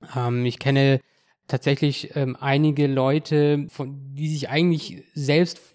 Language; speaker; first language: German; native; German